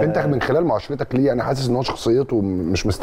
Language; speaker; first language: Arabic; native; Arabic